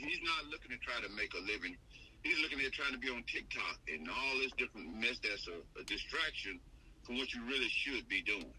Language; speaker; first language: English; native; English